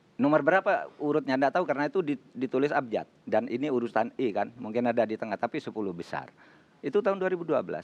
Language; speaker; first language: Indonesian; non-native, local second language; Madurese